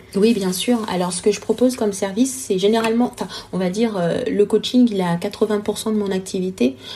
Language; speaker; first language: French; non-native, local second language; Lingala